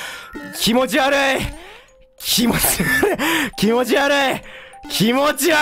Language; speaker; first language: Japanese; native; Japanese